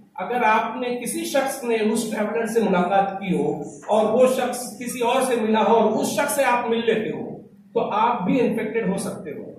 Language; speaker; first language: Urdu; native; Urdu